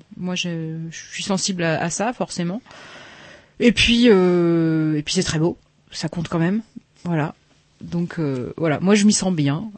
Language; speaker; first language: French; native; French